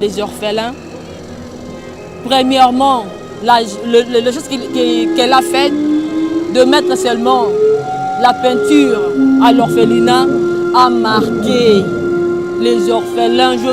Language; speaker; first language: French; non-native, local second language; Lingala